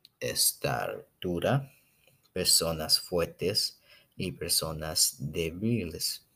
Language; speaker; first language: Spanish; non-native, learner; English